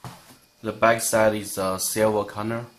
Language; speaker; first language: English; non-native, learner; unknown